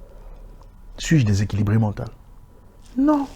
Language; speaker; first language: French; native; French